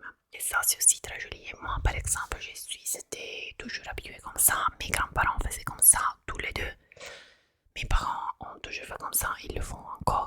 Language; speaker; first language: French; non-native, fluent; Italian